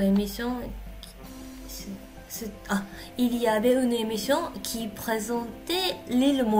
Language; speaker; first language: French; non-native, learner; Japanese